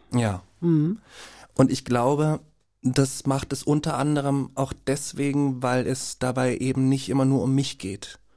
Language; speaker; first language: German; native; German